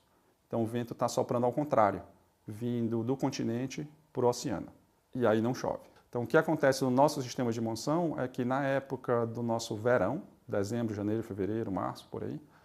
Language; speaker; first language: Portuguese; native; Portuguese